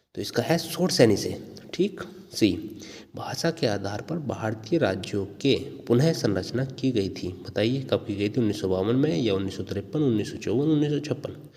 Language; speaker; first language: Hindi; native; Hindi